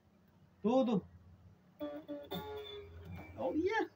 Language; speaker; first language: Portuguese; native; Portuguese